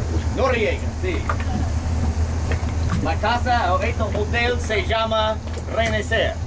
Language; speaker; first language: Spanish; non-native, learner; English